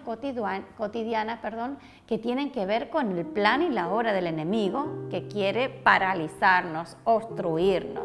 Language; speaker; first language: Spanish; native; Spanish